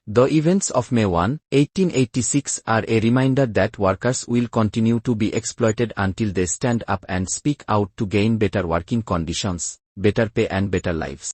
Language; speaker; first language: English; non-native, local second language; Bangla